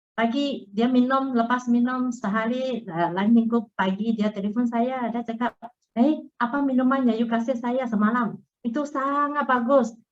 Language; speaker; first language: Malay; non-native, local second language; Chinese